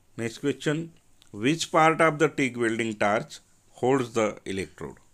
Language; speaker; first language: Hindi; non-native, local second language; Marathi